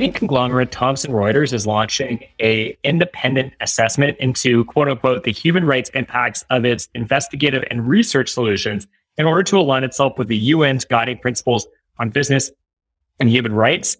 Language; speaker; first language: English; native; English